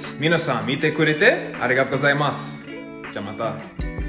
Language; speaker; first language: Japanese; non-native, learner; English